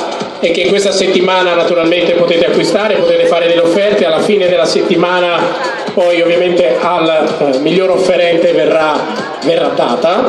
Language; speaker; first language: Italian; native; Italian